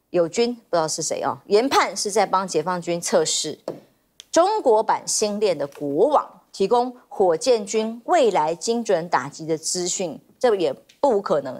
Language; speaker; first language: Chinese; native; Chinese